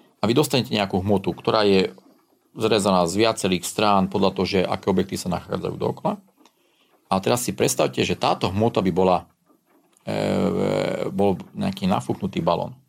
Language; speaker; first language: Slovak; non-native, local second language; Hungarian